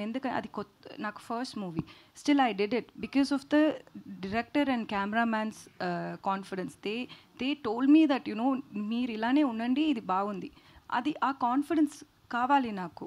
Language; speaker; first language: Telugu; non-native, learner; Tamil